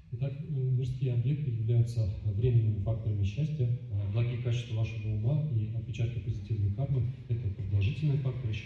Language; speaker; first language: Russian; native; Russian